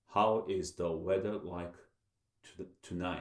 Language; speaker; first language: English; non-native, fluent; Korean